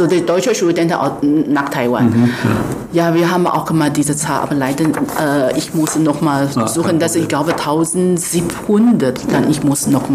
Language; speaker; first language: German; non-native, fluent; Chinese